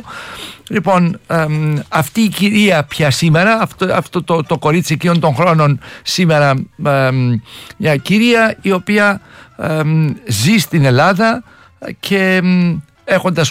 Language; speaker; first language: Greek; native; Greek